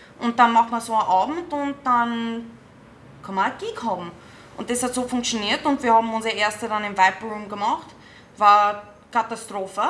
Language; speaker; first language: German; non-native, fluent; English